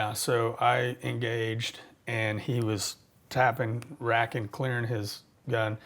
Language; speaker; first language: English; native; English